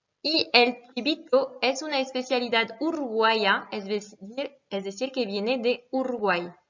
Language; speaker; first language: Spanish; non-native, fluent; French